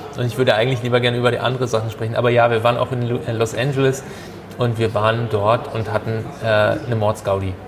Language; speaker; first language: German; early bilingual, other home language; Turkish